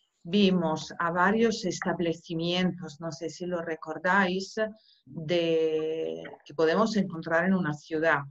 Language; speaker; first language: Spanish; non-native, fluent; Italian